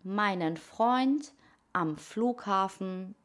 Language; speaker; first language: German; non-native, fluent; Persian